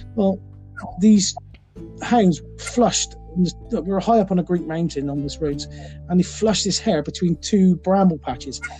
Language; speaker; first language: English; native; English